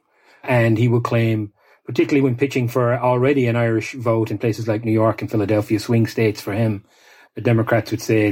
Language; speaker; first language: English; native; English